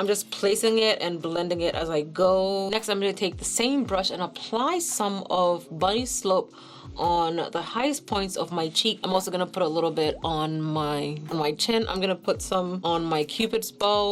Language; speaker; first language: English; native; English